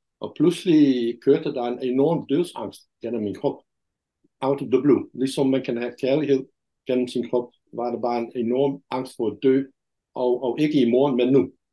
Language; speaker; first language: Danish; non-native, fluent; Dutch